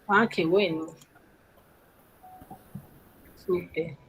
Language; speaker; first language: Spanish; native; Spanish